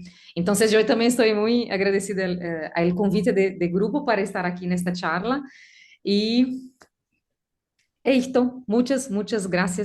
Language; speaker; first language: Spanish; non-native, learner; Portuguese